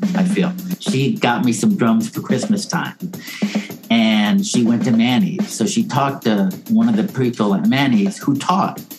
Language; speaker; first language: English; native; English